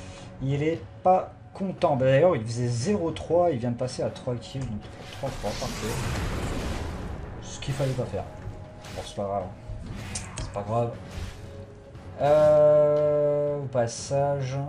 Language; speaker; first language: French; native; French